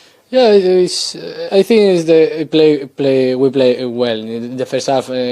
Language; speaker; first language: English; non-native, learner; Spanish